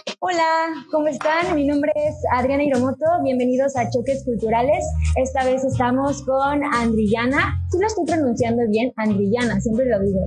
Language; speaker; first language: Spanish; native; Spanish